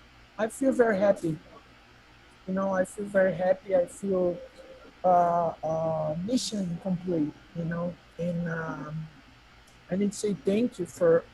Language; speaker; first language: English; non-native, learner; Portuguese